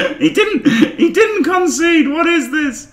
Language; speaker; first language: English; native; English